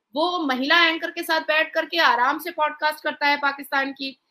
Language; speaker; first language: Hindi; native; Hindi